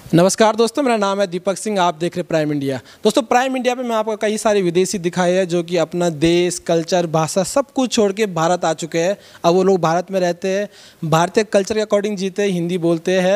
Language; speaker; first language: Hindi; native; Hindi